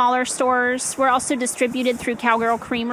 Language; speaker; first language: English; native; English